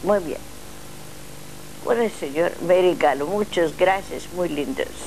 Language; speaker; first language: Spanish; non-native, learner; Russian